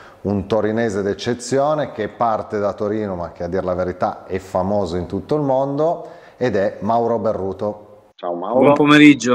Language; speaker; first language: Italian; native; Italian